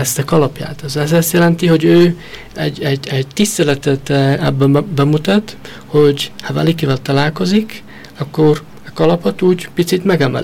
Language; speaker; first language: Hungarian; early bilingual, heritage; Hungarian